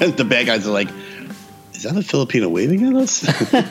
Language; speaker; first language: English; early bilingual, other home language; Filipino